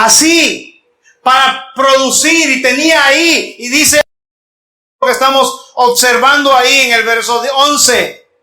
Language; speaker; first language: Spanish; native; Spanish